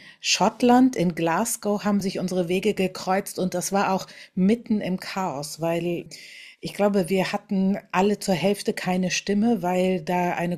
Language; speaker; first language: German; native; German